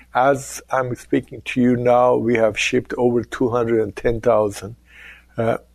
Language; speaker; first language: English; non-native, fluent; Persian